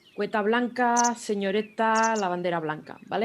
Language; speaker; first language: Spanish; native; Spanish